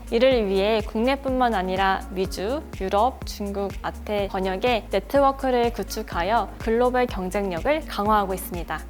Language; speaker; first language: Korean; native; Korean